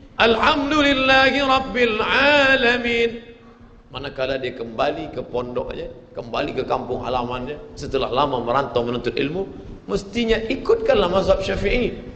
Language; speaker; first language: Malay; native; Malay